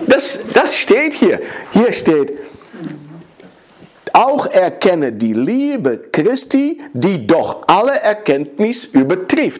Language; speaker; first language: German; non-native, fluent; Dutch